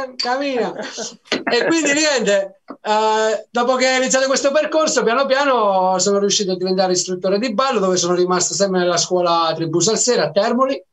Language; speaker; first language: Italian; native; Italian